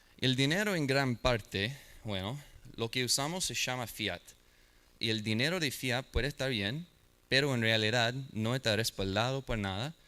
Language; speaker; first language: Spanish; non-native, learner; English